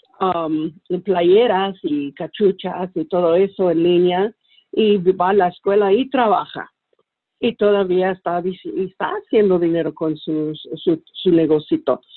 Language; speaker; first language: Spanish; early bilingual, heritage; Spanish